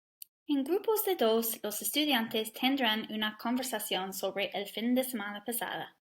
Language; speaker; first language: Spanish; non-native, learner; English